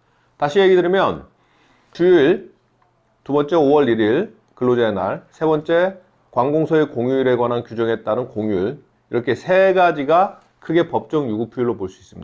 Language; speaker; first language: Korean; native; Korean